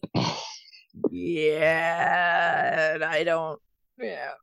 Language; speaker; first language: English; native; English